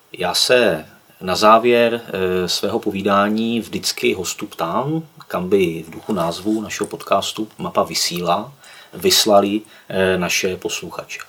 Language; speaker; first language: Czech; native; Czech